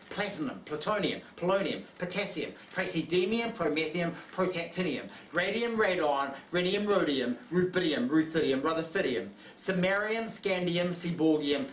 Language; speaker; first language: English; native; English